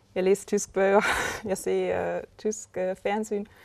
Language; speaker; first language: Danish; non-native, fluent; German